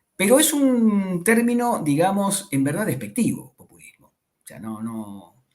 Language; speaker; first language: Spanish; native; Spanish